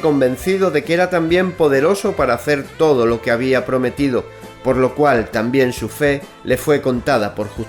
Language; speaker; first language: Spanish; native; Spanish